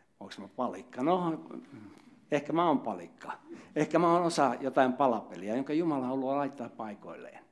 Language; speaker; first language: Finnish; native; Finnish